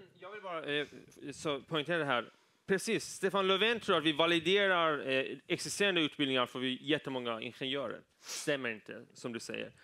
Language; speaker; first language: Swedish; early bilingual, other home language; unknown